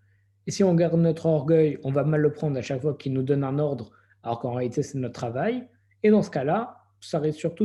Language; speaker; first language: French; native; French